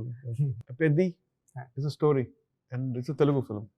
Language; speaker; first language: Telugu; non-native, learner; Tamil